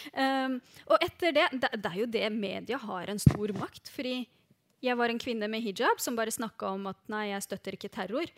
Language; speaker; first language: Norwegian; early bilingual, other home language; Arabic